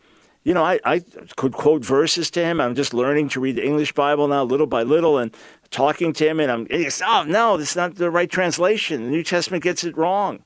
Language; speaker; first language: English; native; English